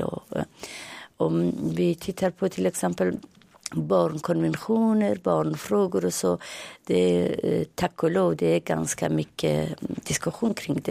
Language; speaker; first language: Swedish; non-native, fluent; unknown